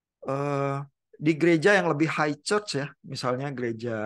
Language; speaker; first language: Indonesian; native; Indonesian